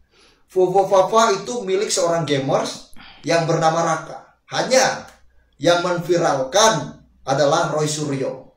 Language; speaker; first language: Indonesian; native; Indonesian